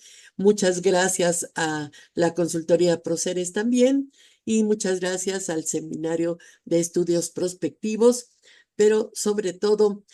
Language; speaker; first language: Spanish; native; Spanish